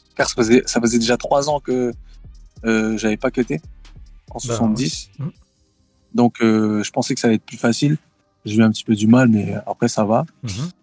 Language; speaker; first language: French; early bilingual, other home language; Thai